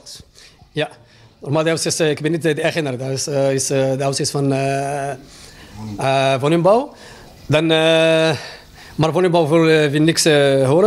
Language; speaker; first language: Dutch; non-native, learner; Arabic